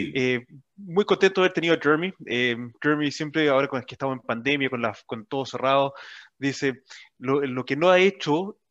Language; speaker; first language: Spanish; native; Spanish